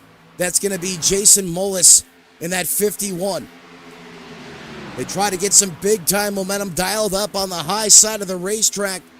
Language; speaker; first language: English; native; English